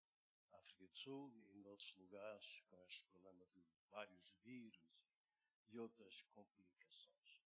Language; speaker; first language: Portuguese; native; Portuguese